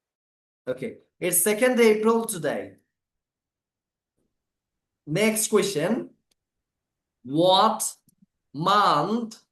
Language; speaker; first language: English; non-native, fluent; Bangla